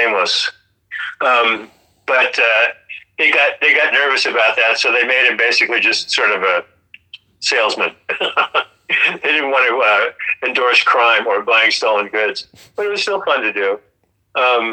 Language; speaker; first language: English; native; English